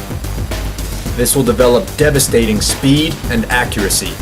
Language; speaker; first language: English; native; English